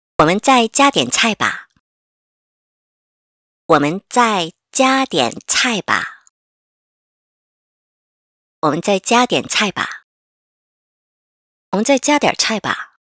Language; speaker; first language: Chinese; non-native, fluent; Korean